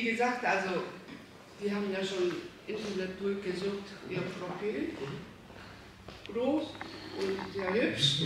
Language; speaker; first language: German; non-native, learner; Korean